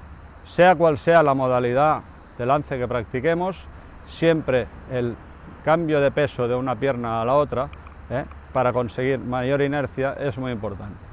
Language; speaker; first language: Spanish; native; Spanish